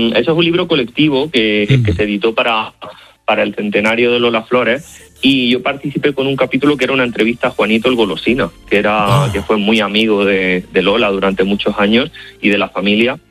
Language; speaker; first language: Spanish; native; Spanish